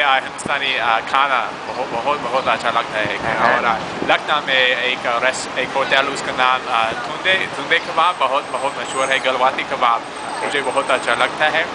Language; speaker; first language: Hindi; non-native, learner; English